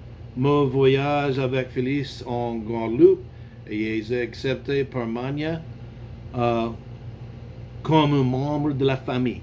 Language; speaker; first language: French; non-native, learner; English